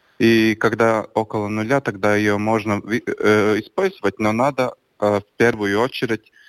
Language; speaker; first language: Russian; non-native, local second language; Latvian